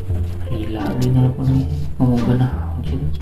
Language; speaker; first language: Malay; non-native, local second language; Sundanese